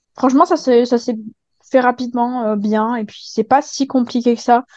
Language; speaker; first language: French; native; French